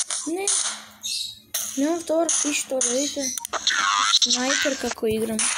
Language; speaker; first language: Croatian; non-native, learner; Macedonian